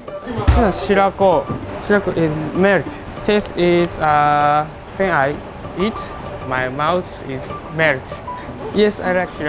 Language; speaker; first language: English; non-native, learner; Japanese